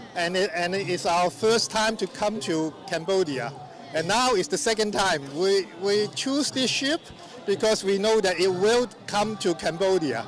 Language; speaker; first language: English; non-native, fluent; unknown